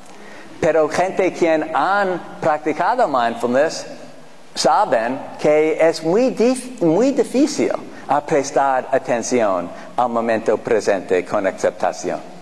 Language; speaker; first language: Spanish; non-native, fluent; English